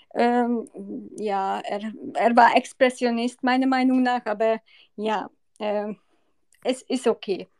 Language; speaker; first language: German; non-native, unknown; Hungarian